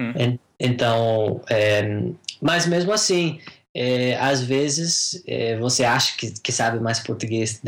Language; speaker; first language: Portuguese; non-native, fluent; English